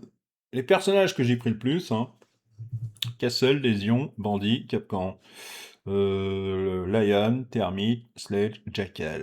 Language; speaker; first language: French; native; French